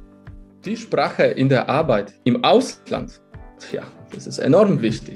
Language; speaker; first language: German; non-native, fluent; Polish